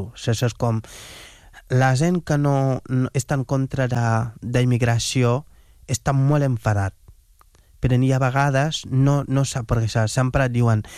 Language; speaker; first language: Catalan; non-native, fluent; Wolof